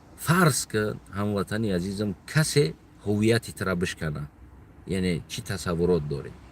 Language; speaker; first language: Tajik; non-native, local second language; Uzbek